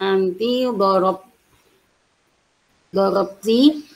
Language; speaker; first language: Arabic; non-native, learner; Indonesian